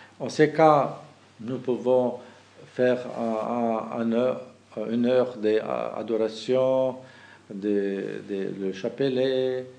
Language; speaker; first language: French; non-native, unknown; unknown